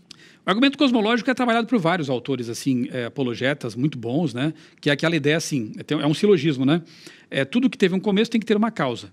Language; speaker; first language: Portuguese; native; Portuguese